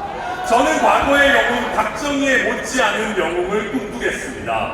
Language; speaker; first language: Korean; native; Korean